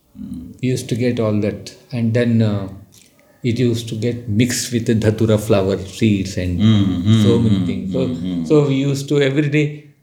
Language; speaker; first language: English; non-native, local second language; Marathi